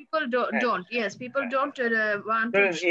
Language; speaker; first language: English; non-native, learner; Bangla